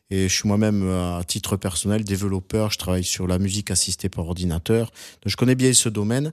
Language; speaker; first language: French; native; French